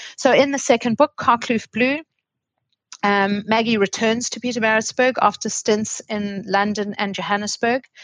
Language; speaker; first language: English; native; English